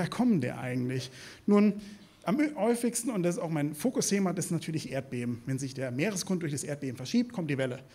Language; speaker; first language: German; native; German